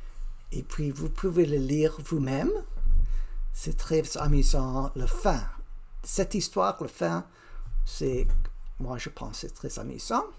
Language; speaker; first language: French; non-native, learner; English